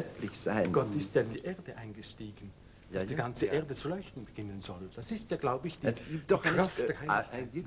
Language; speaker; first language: German; native; German